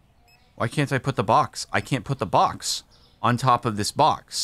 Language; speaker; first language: English; native; English